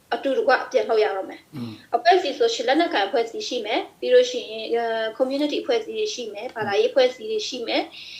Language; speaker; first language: Burmese; non-native, local second language; S'gaw Karen